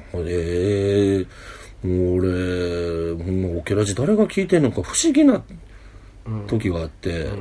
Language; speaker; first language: Japanese; native; Japanese